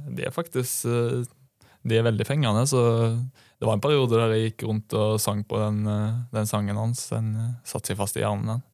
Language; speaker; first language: Norwegian; native; Norwegian